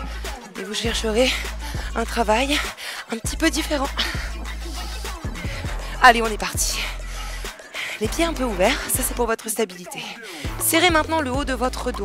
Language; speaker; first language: French; native; French